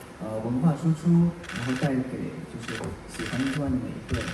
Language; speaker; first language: Chinese; native; Chinese